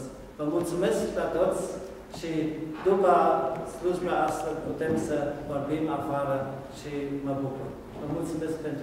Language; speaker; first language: Romanian; non-native, local second language; German